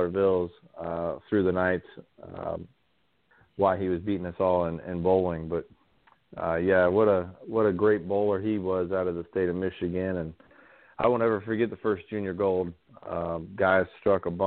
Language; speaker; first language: English; native; English